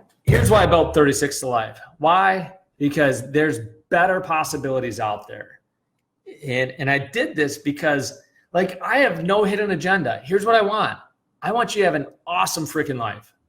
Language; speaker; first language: English; native; English